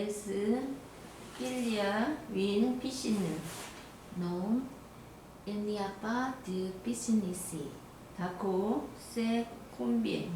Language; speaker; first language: French; non-native, learner; Korean